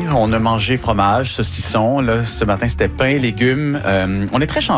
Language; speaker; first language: French; native; French